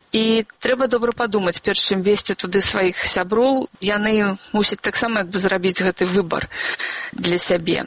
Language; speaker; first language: Belarusian; non-native, local second language; Russian